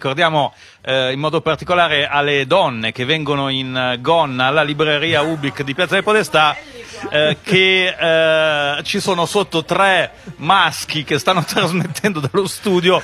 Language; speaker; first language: Italian; native; Italian